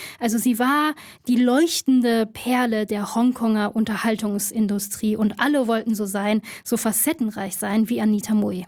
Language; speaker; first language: German; early bilingual, other home language; Cantonese